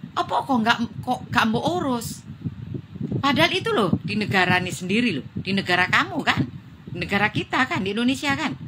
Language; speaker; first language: Indonesian; non-native, local second language; Javanese